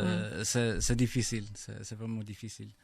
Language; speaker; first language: French; non-native, learner; English